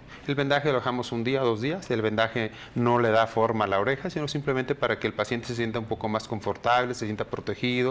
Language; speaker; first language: Spanish; native; Spanish